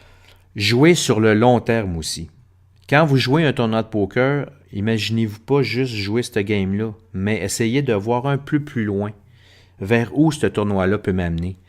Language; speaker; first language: French; native; French